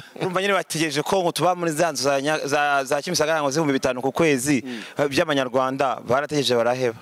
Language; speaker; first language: Kinyarwanda; early bilingual, heritage; Kinyarwanda